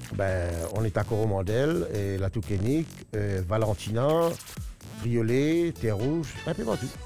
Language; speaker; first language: French; non-native, local second language; Morisyen